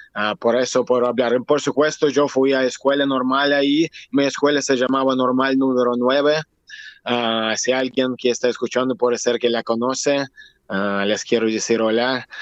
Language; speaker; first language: Spanish; non-native, learner; Russian